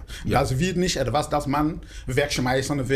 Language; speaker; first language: German; non-native, fluent; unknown